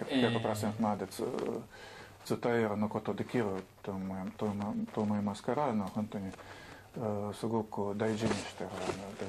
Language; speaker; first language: Japanese; non-native, learner; Russian